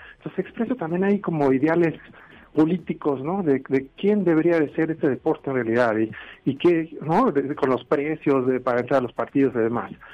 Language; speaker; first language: Spanish; non-native, fluent; Swedish